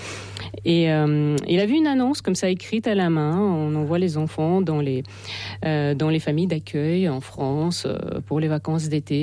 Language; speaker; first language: French; non-native, fluent; Russian